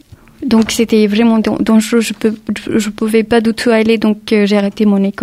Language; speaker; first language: French; early bilingual, other home language; Arabic